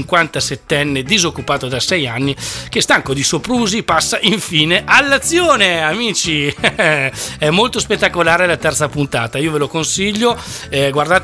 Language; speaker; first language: Italian; native; Italian